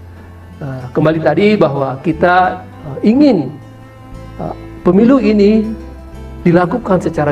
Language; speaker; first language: Indonesian; native; Indonesian